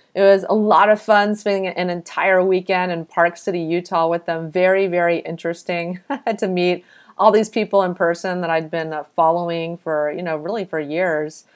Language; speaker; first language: English; native; English